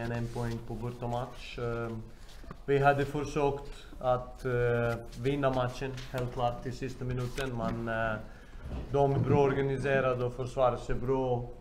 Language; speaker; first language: Swedish; non-native, fluent; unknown